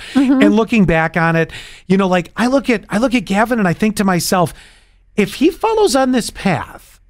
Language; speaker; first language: English; native; English